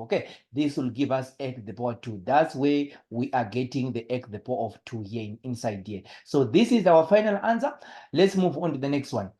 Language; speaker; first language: English; non-native, local second language; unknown